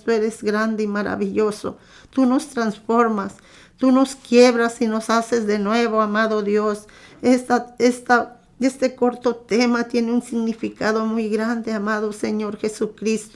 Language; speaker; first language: Spanish; native; Spanish